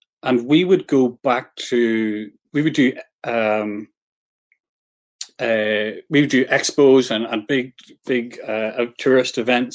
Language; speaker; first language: English; native; English